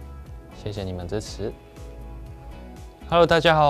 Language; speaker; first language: Chinese; non-native, fluent; Japanese